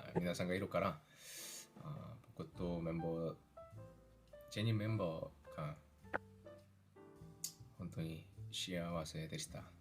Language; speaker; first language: Japanese; non-native, fluent; Korean